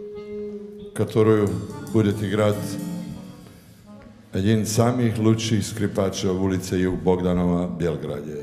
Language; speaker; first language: Russian; non-native, learner; Serbian